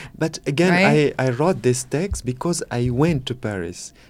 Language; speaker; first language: English; non-native, fluent; Arabic